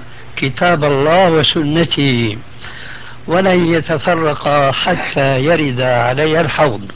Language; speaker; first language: Arabic; native; Arabic